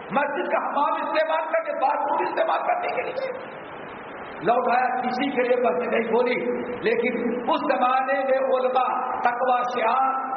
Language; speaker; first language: Urdu; native; Urdu